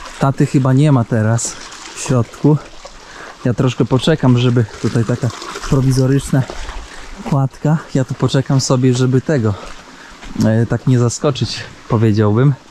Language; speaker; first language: Polish; native; Polish